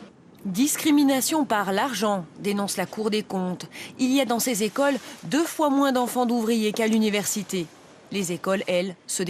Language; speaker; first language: French; native; French